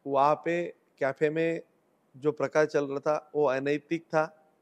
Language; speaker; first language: Hindi; non-native, local second language; Marathi